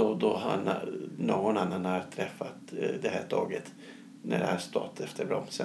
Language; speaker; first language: Swedish; non-native, fluent; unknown